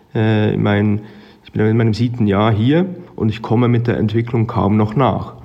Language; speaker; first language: German; native; German